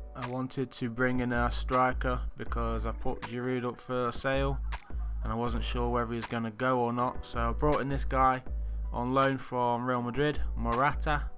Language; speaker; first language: English; native; English